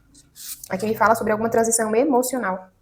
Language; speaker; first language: Portuguese; native; Portuguese